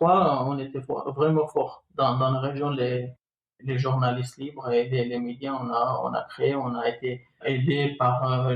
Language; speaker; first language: French; non-native, fluent; Kurdish